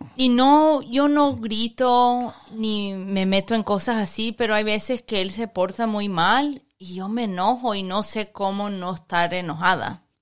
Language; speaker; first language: Spanish; early bilingual, heritage; Spanish